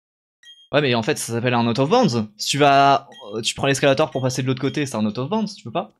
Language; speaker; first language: French; native; French